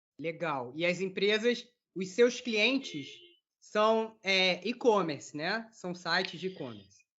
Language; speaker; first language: Portuguese; native; Portuguese